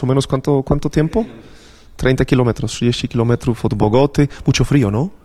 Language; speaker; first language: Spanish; non-native, fluent; Polish